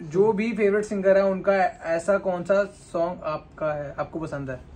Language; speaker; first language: Hindi; native; Hindi